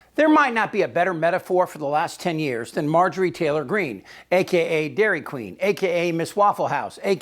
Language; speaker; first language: English; native; English